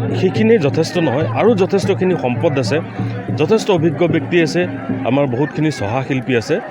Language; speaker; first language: Assamese; non-native, local second language; Sadri